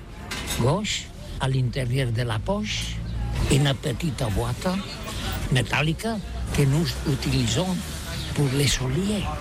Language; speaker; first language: French; non-native, learner; Catalan